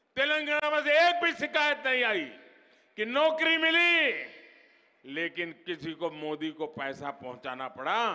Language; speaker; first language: Hindi; non-native, local second language; Gujarati